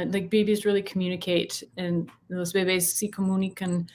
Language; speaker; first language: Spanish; non-native, learner; English